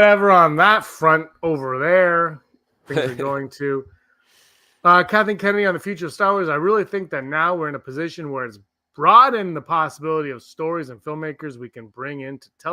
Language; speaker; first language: English; native; English